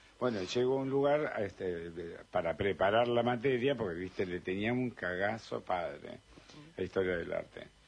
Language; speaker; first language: Spanish; native; Spanish